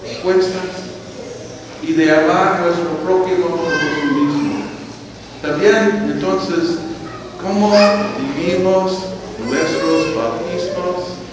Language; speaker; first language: Spanish; non-native, fluent; English